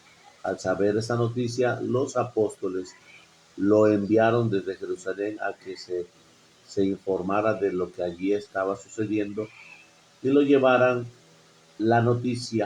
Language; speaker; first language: Spanish; native; Spanish